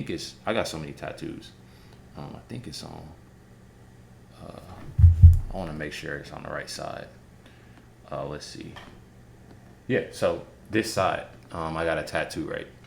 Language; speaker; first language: English; native; English